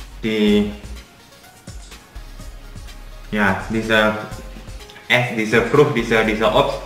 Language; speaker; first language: German; non-native, learner; Indonesian